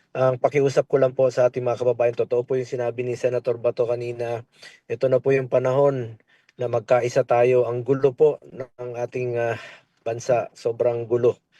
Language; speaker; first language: Filipino; non-native, local second language; Cebuano